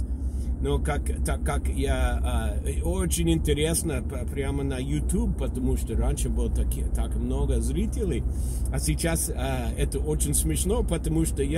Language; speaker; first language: Russian; non-native, fluent; English